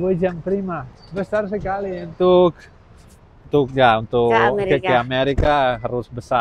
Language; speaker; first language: Indonesian; non-native, learner; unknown